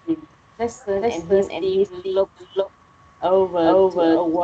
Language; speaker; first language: English; non-native, learner; Vietnamese